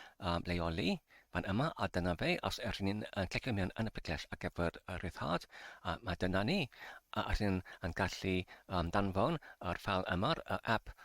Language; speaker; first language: Welsh; non-native, learner; English